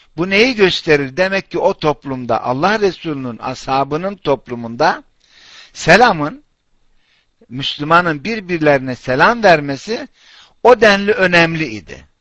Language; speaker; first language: Turkish; non-native, fluent; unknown